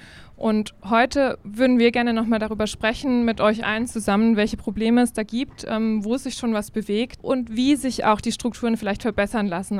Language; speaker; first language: German; native; German